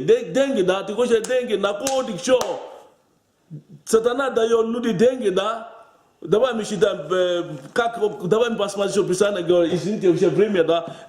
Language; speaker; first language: Russian; non-native, learner; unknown